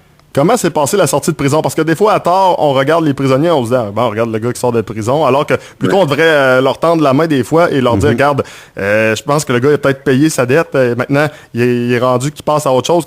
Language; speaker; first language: French; native; French